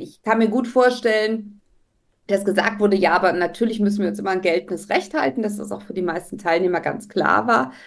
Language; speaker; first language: German; native; German